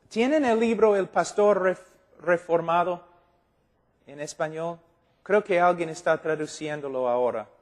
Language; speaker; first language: Spanish; non-native, fluent; English